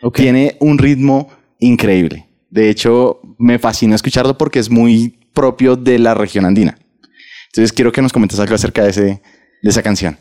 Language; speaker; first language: Spanish; native; Spanish